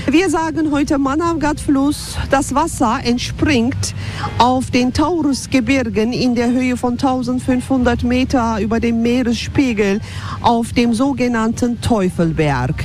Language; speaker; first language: German; non-native, fluent; Turkish